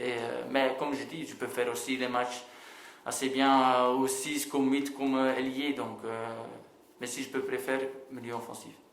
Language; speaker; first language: French; non-native, local second language; Dutch